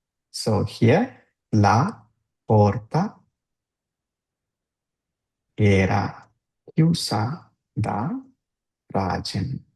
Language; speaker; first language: Italian; non-native, fluent; Tamil